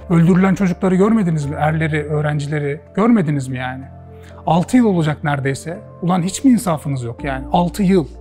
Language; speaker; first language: Turkish; native; Turkish